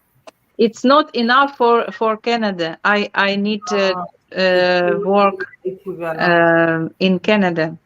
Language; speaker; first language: English; non-native, learner; Ukrainian